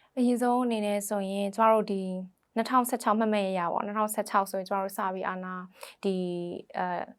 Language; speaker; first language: Burmese; native; Burmese